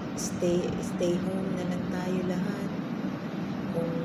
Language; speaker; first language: Filipino; non-native, local second language; Cebuano